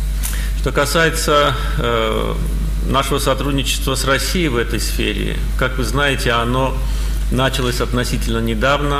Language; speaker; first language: Russian; non-native, fluent; Azerbaijani